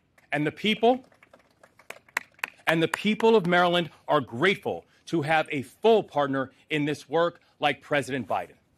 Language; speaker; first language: English; native; English